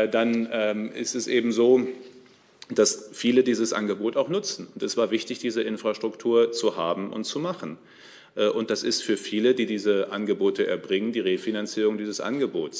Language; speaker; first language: German; native; German